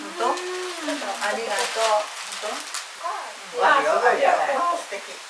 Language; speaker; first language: Japanese; native; Japanese